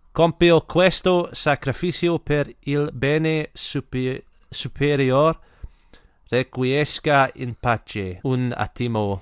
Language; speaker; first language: English; native; English